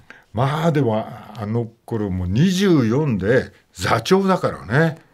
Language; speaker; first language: Japanese; native; Japanese